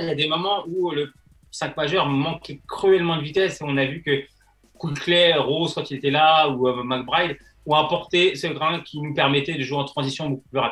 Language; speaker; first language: French; native; French